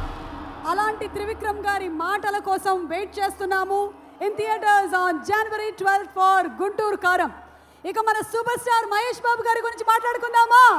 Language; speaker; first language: Telugu; native; Telugu